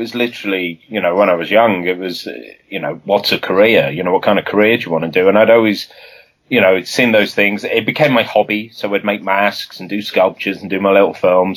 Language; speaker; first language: English; native; English